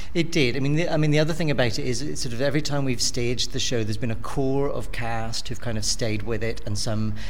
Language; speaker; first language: English; native; English